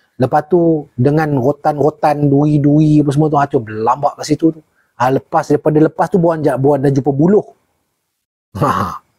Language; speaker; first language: Malay; native; Malay